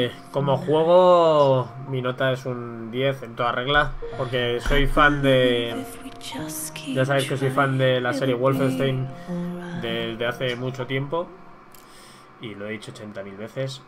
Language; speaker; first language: Spanish; native; Spanish